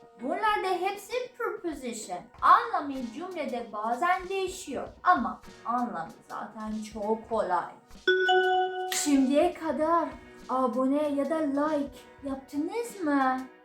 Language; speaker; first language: Turkish; non-native, learner; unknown